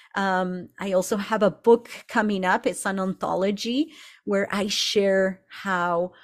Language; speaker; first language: English; early bilingual, other home language; Spanish